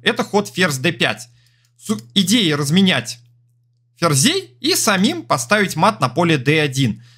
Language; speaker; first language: Russian; native; Russian